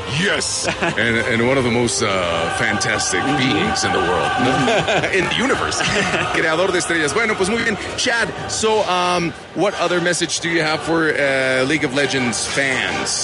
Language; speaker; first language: English; non-native, fluent; Spanish